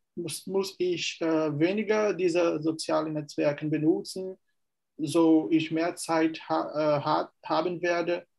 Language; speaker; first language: German; non-native, fluent; Portuguese